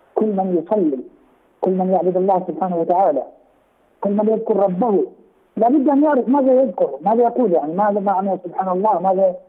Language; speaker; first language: Arabic; non-native, fluent; Urdu